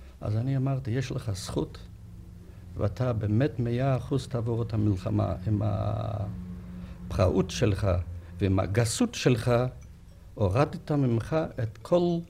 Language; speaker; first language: Hebrew; non-native, fluent; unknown